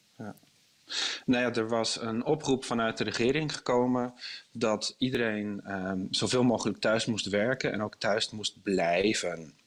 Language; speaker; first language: Dutch; native; Dutch